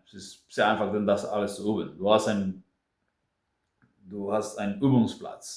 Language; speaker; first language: German; non-native, fluent; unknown